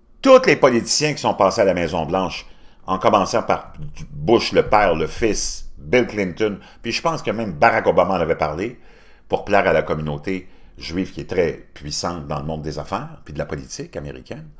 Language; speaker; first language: French; native; French